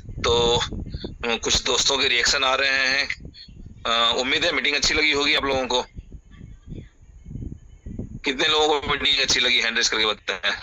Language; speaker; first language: Hindi; native; Hindi